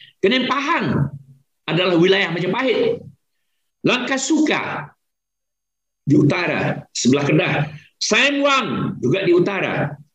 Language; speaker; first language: Malay; native; Malay